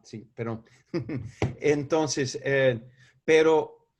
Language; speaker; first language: Spanish; non-native, fluent; English